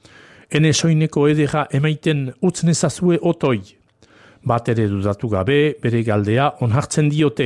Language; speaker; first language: Basque; native; Basque